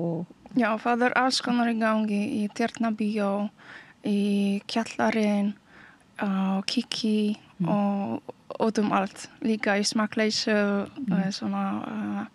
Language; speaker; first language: Icelandic; non-native, learner; Polish